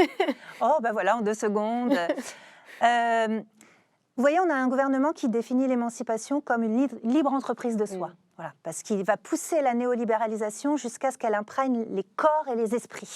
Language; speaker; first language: French; native; French